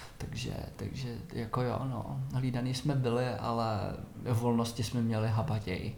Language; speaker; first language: Czech; native; Czech